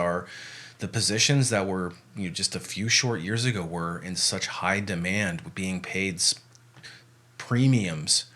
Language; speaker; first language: English; native; English